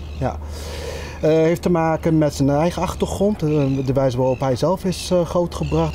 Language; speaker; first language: Dutch; early bilingual, other home language; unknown